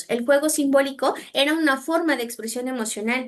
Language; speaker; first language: Spanish; native; Spanish